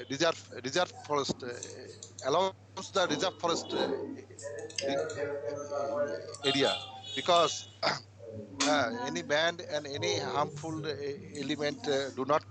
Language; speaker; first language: English; non-native, learner; Bangla